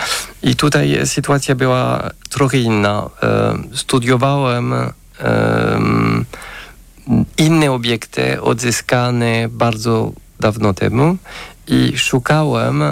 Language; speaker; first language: Polish; non-native, fluent; French